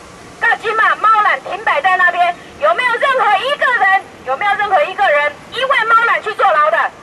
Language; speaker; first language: Chinese; non-native, local second language; Min Nan Chinese